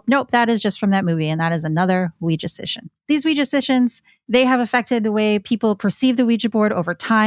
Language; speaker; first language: English; native; English